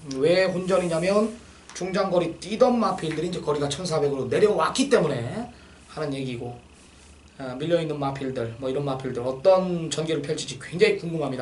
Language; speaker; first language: Korean; native; Korean